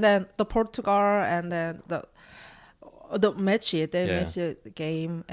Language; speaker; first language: English; non-native, learner; Korean